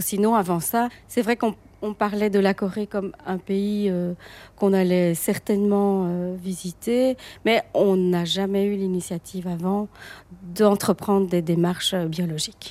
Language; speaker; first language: French; native; French